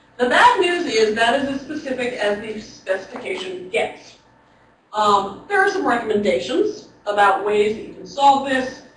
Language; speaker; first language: English; native; English